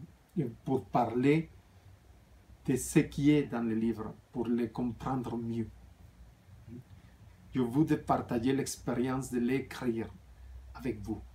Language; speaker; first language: French; non-native, fluent; Spanish